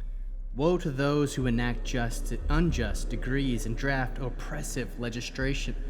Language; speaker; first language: English; native; English